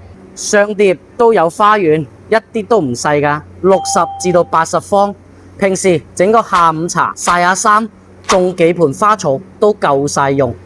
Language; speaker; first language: Cantonese; native; Cantonese